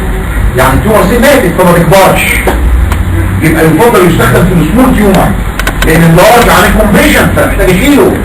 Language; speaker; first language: Arabic; native; Arabic